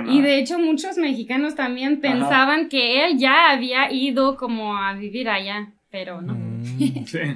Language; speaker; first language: Spanish; non-native, fluent; English